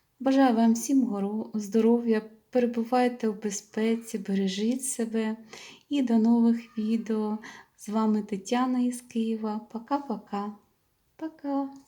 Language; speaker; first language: Ukrainian; non-native, local second language; Russian